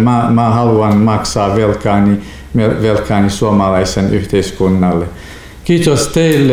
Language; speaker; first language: Finnish; non-native, fluent; Kurdish